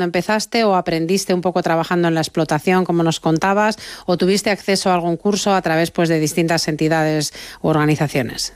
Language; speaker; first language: Spanish; native; Spanish